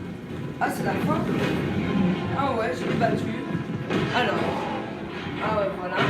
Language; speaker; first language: French; native; French